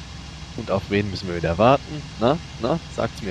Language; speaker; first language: German; native; German